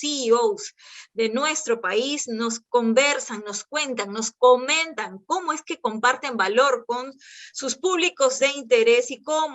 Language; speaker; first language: Spanish; native; Spanish